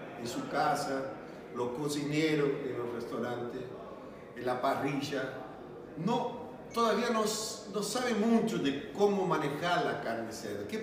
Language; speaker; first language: Spanish; non-native, learner; Portuguese